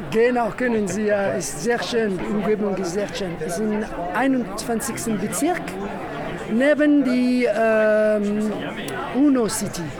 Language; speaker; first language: German; non-native, learner; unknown